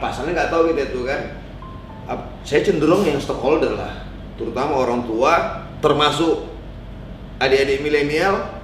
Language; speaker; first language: Indonesian; native; Indonesian